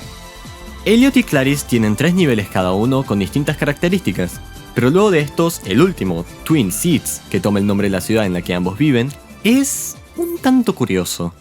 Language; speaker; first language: Spanish; native; Spanish